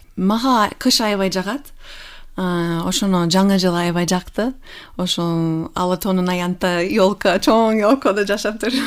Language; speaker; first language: Kyrgyz; non-native, fluent; English